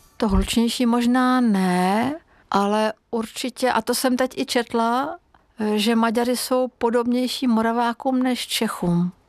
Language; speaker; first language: Czech; non-native, fluent; Hungarian